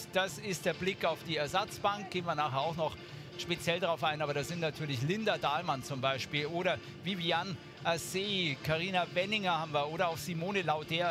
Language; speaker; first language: German; native; German